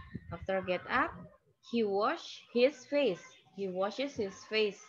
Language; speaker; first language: English; non-native, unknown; Indonesian